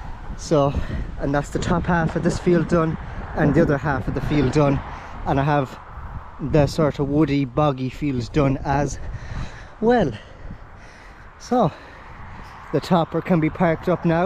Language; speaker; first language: English; native; English